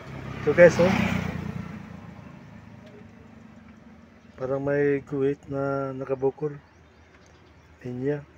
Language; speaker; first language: Filipino; native; Filipino